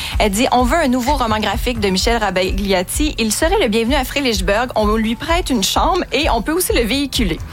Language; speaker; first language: French; native; French